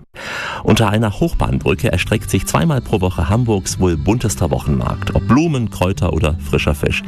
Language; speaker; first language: German; native; German